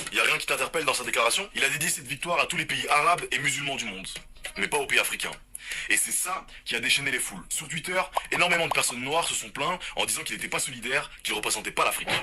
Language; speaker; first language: French; native; French